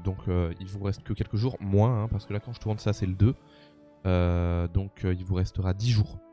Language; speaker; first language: French; native; French